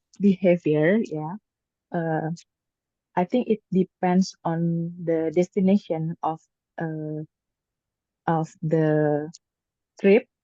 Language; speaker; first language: English; non-native, learner; Indonesian